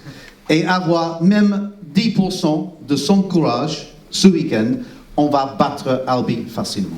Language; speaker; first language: French; non-native, fluent; English